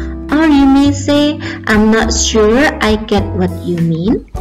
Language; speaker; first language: English; non-native, fluent; Indonesian